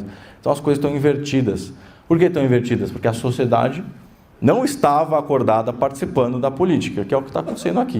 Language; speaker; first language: Portuguese; native; Portuguese